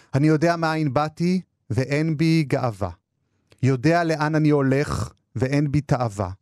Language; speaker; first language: Hebrew; native; Hebrew